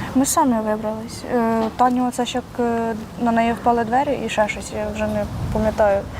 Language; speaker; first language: Ukrainian; native; Ukrainian